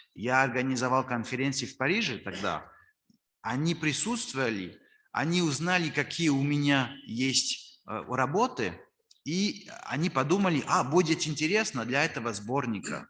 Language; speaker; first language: Russian; non-native, fluent; French